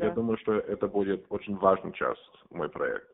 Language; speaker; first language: Russian; non-native, learner; English